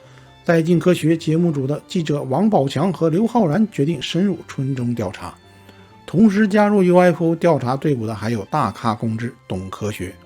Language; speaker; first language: Chinese; native; Chinese